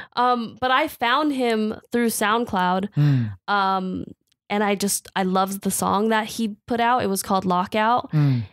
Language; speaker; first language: English; native; English